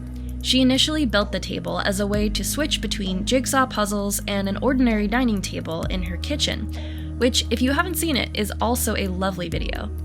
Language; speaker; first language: English; native; English